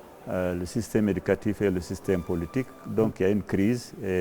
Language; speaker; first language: French; non-native, local second language; Fula